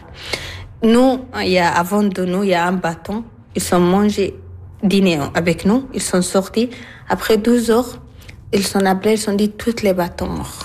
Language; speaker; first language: French; non-native, learner; Arabic